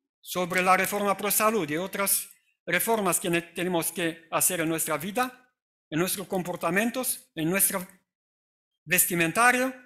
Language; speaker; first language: Spanish; non-native, fluent; Romanian